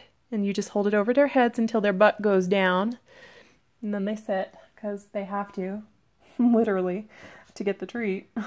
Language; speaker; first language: English; native; English